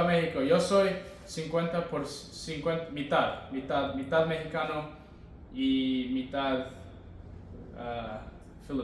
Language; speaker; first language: Spanish; early bilingual, heritage; English